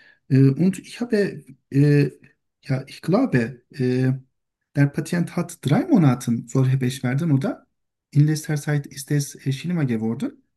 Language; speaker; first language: German; non-native, learner; Turkish